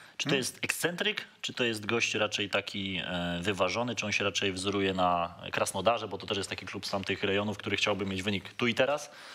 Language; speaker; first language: Polish; native; Polish